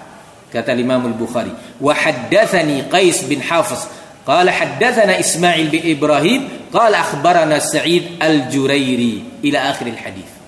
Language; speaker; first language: Arabic; non-native, fluent; Indonesian